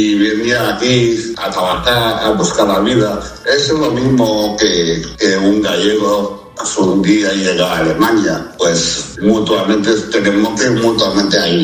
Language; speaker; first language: Spanish; early bilingual, other home language; Chinese